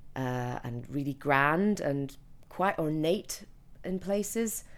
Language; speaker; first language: English; native; English